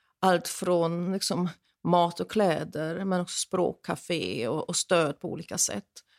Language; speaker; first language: Swedish; non-native, fluent; German